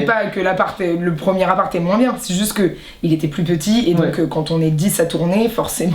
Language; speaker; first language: French; native; French